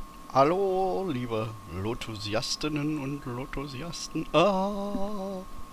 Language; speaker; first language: German; native; German